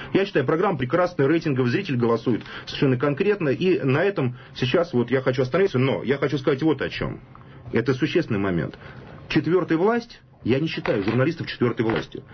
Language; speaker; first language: Russian; native; Russian